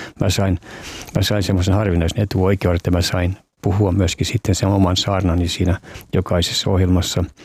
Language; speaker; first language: Finnish; native; Finnish